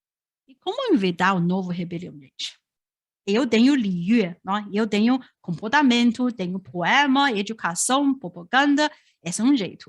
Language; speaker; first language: Portuguese; non-native, fluent; Chinese